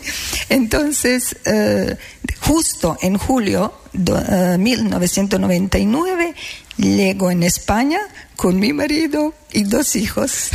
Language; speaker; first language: Spanish; non-native, fluent; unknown